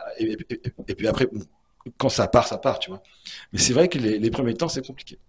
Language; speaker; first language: French; native; French